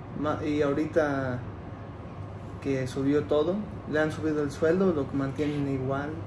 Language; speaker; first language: Spanish; early bilingual, heritage; Spanish